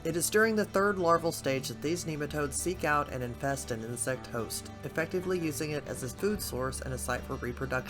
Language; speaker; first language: English; native; English